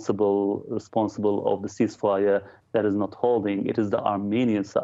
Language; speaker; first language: English; non-native, fluent; Turkish